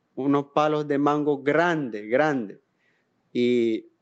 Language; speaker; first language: Spanish; non-native, local second language; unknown